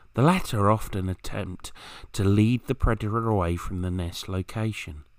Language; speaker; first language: English; native; English